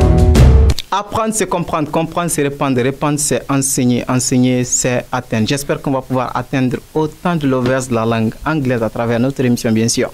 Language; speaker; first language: French; non-native, local second language; Bambara